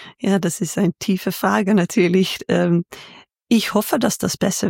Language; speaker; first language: German; non-native, learner; Dutch